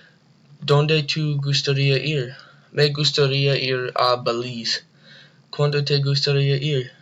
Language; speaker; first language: Spanish; non-native, learner; English